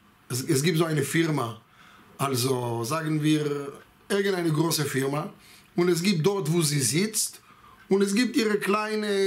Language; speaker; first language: German; non-native, fluent; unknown